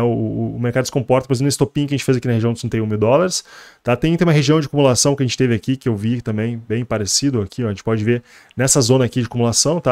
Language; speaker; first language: Portuguese; native; Portuguese